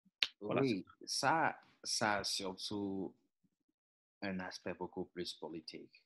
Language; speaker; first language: French; non-native, fluent; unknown